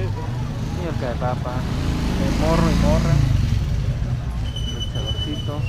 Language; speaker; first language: Spanish; native; Spanish